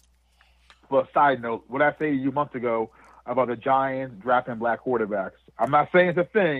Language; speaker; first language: English; native; English